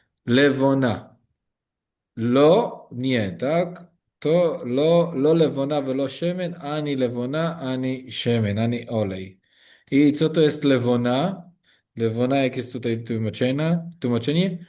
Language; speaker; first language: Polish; non-native, learner; Hebrew